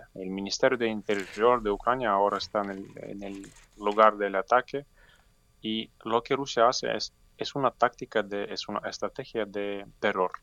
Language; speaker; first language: Spanish; non-native, fluent; Ukrainian